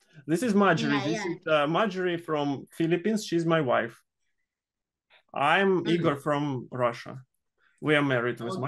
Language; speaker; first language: English; non-native, fluent; Russian